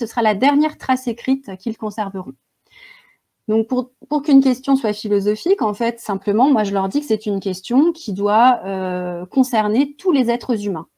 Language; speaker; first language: French; native; French